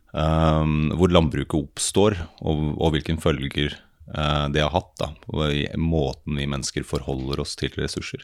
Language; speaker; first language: Norwegian; native; Norwegian